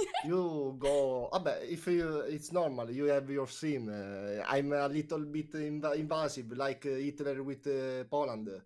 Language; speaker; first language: English; non-native, learner; Italian